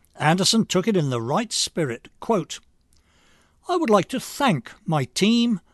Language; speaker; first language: English; native; English